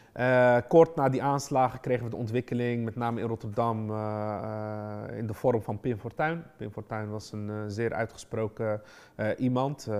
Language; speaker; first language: Dutch; early bilingual, other home language; Arabic